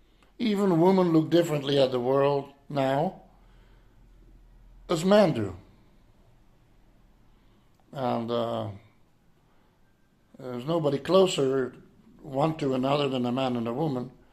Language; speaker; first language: English; non-native, fluent; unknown